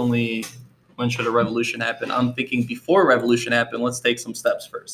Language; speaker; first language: English; native; English